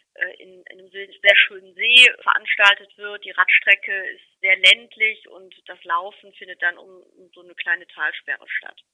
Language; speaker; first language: German; native; German